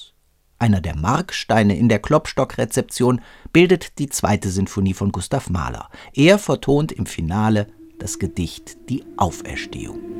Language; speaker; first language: German; native; German